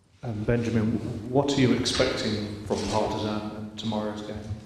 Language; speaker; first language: English; native; English